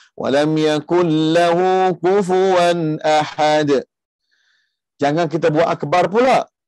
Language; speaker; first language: Malay; early bilingual, heritage; Malay